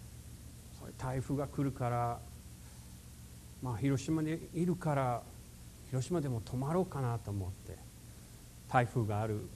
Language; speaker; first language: Japanese; non-native, fluent; English